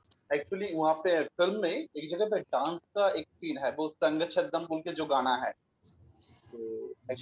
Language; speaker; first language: Hindi; non-native, local second language; Bangla